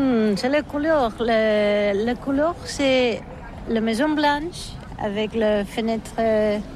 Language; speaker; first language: French; non-native, learner; Catalan